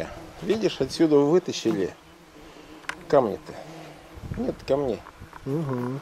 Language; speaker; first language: Russian; native; Russian